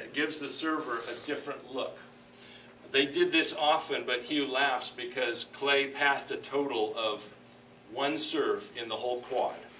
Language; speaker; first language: English; native; English